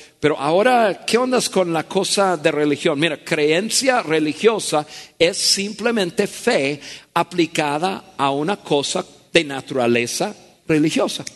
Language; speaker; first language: Spanish; non-native, fluent; English